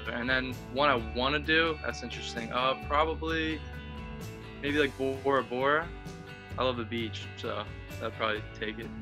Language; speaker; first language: English; native; English